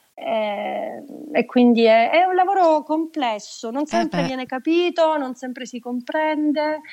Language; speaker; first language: Italian; native; Italian